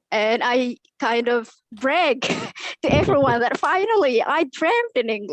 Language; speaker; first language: English; non-native, fluent; Indonesian